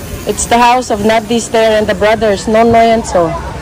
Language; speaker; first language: English; non-native, local second language; Aklanon